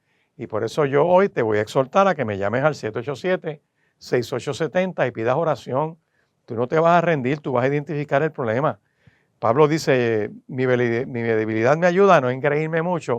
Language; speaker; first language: Spanish; native; Spanish